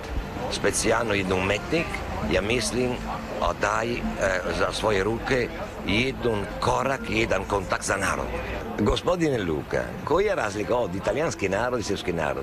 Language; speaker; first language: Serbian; non-native, learner; Italian